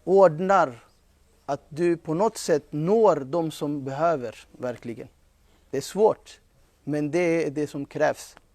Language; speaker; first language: Swedish; non-native, fluent; Urdu